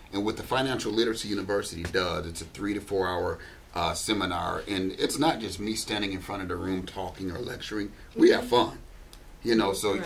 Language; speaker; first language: English; native; English